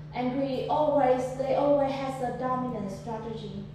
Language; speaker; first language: English; non-native, fluent; Vietnamese